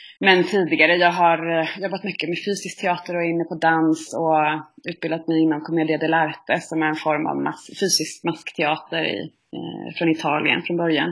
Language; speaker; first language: Swedish; native; Swedish